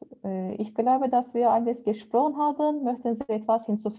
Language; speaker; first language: German; non-native, learner; Turkish